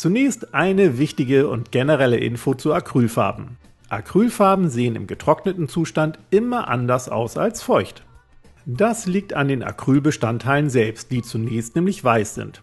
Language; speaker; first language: German; native; German